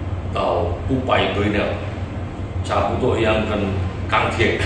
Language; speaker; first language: Chinese; non-native, learner; Indonesian